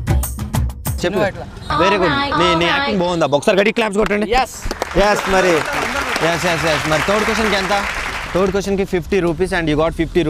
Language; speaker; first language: Telugu; native; Telugu